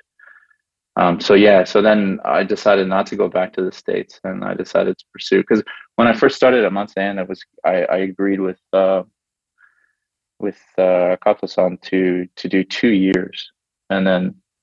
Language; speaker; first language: English; native; English